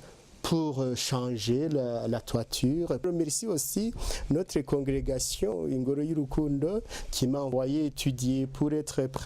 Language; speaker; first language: French; non-native, local second language; Kinyarwanda